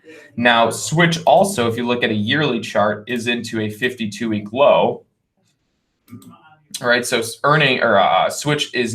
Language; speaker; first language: English; native; English